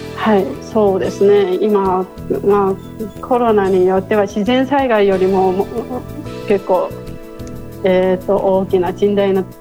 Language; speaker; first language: Japanese; non-native, fluent; Chinese